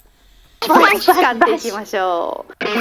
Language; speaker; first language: Japanese; native; Japanese